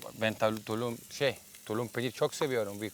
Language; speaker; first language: Turkish; non-native, fluent; Italian